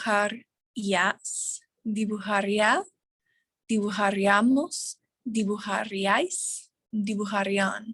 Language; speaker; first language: Spanish; non-native, fluent; English